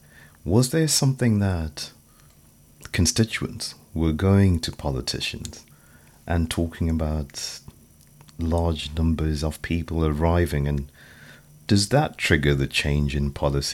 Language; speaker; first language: English; non-native, local second language; Shona